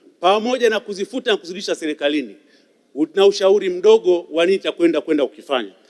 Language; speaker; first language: Swahili; native; Swahili